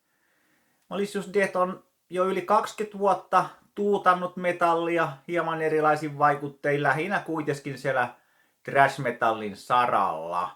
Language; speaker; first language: Finnish; native; Finnish